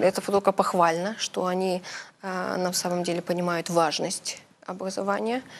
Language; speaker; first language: Russian; early bilingual, heritage; Russian